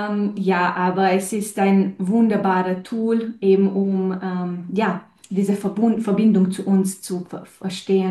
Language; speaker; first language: German; non-native, fluent; Romanian